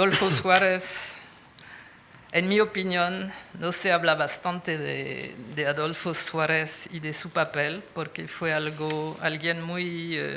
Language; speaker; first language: Spanish; non-native, fluent; French